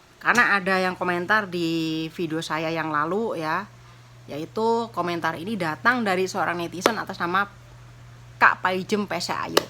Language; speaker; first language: Indonesian; non-native, local second language; Javanese